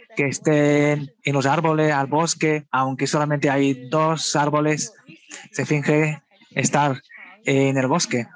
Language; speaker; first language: Spanish; non-native, fluent; Chinese